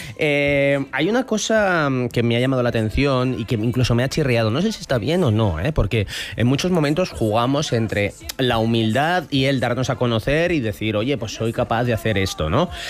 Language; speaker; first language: Spanish; native; Spanish